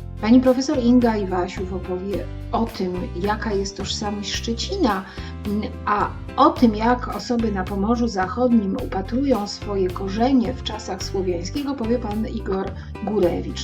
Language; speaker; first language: Polish; native; Polish